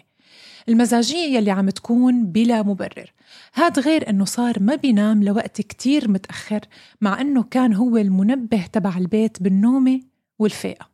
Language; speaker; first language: Arabic; native; Arabic